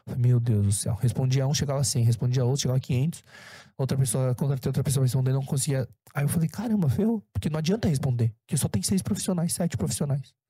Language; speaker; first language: Portuguese; early bilingual, other home language; Korean